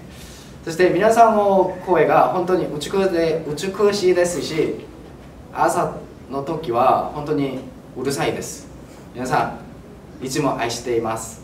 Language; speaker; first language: Japanese; non-native, learner; Korean